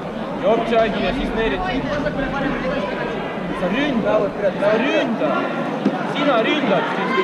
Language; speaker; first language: Estonian; non-native, local second language; Russian